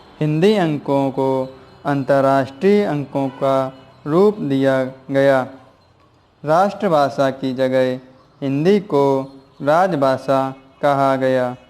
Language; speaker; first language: Hindi; native; Hindi